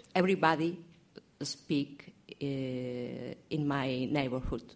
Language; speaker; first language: English; non-native, learner; Catalan